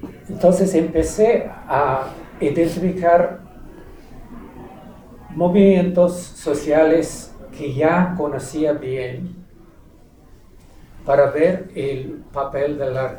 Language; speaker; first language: Spanish; non-native, fluent; English